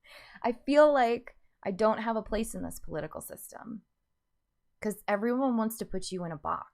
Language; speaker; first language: English; native; English